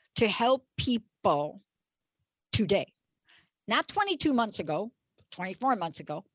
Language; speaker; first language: English; native; English